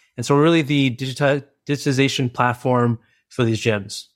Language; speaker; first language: English; early bilingual, other home language; Hindi